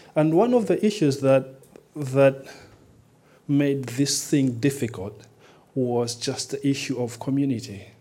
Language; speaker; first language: English; non-native, local second language; Nyanja